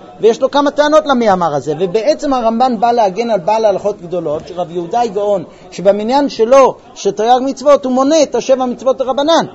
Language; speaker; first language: Hebrew; early bilingual, heritage; Hebrew